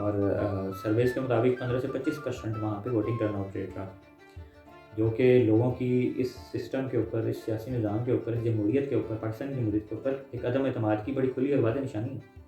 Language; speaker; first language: Urdu; native; Urdu